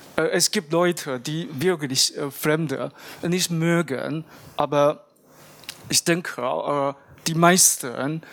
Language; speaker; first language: German; non-native, fluent; Chinese